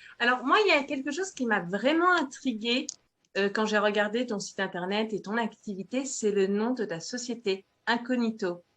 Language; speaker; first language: French; native; French